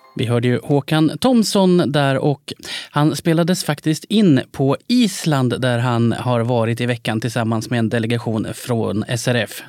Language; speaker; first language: Swedish; native; Swedish